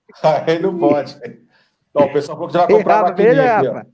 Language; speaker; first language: Portuguese; native; Portuguese